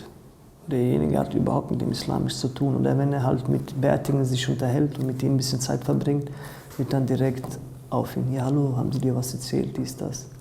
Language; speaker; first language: German; native; German